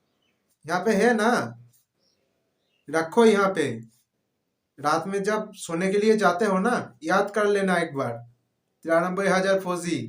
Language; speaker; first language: Hindi; non-native, local second language; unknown